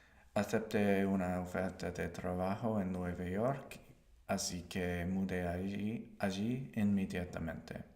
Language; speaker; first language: Spanish; non-native, learner; English